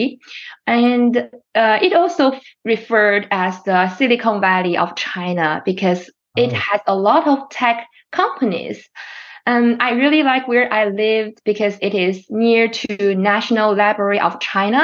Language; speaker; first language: English; non-native, fluent; Chinese